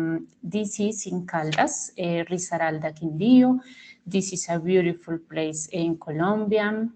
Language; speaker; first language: English; non-native, learner; Spanish